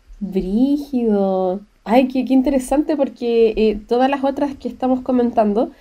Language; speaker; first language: Spanish; native; Spanish